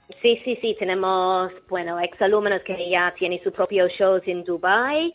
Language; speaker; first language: Spanish; non-native, fluent; English